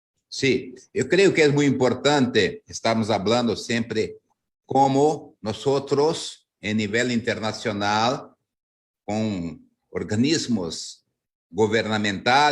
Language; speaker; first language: Spanish; non-native, learner; Portuguese